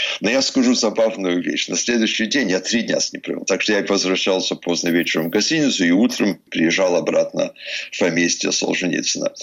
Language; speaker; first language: Russian; early bilingual, heritage; Russian